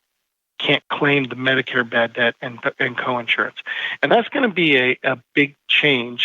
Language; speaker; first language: English; native; English